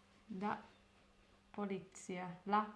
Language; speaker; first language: Italian; non-native, learner; English